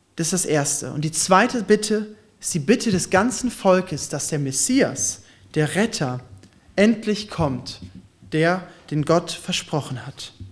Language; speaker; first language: German; native; German